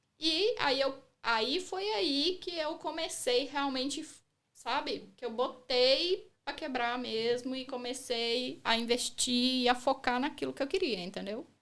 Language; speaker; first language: Portuguese; native; Portuguese